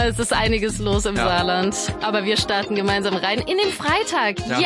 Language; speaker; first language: German; native; German